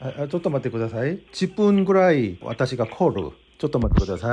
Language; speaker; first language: Japanese; non-native, learner; Korean